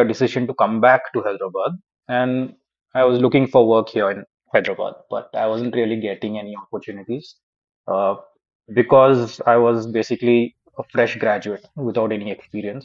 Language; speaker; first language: English; non-native, local second language; Urdu